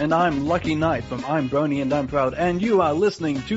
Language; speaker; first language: English; native; English